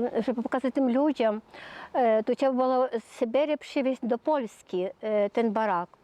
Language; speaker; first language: Polish; early bilingual, heritage; Polish